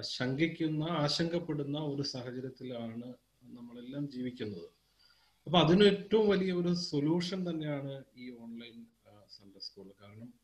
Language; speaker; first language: Malayalam; early bilingual, heritage; German